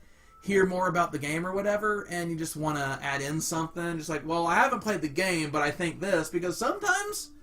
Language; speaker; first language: English; native; English